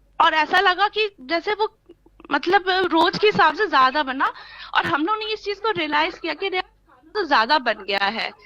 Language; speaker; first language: Hindi; native; Hindi